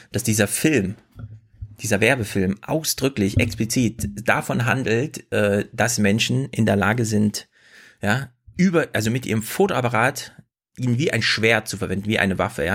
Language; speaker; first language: German; native; German